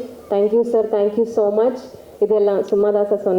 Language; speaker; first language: Tamil; non-native, learner; Malayalam